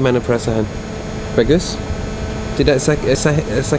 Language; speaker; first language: Indonesian; non-native, learner; English